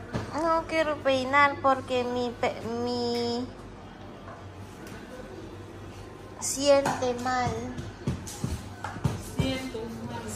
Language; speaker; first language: Spanish; non-native, learner; Filipino